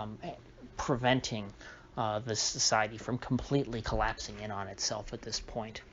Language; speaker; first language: English; native; English